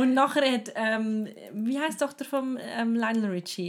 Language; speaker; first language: German; native; German